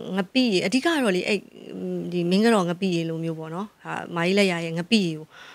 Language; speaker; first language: Burmese; native; Burmese